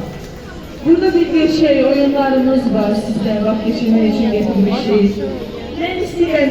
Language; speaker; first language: Turkish; non-native, learner; Azerbaijani